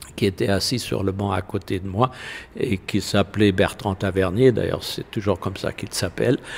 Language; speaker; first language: French; non-native, fluent; German